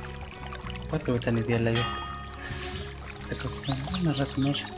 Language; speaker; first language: Russian; non-native, learner; Spanish